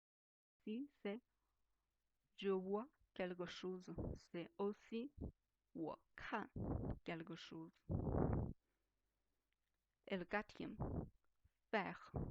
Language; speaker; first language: French; non-native, fluent; Chinese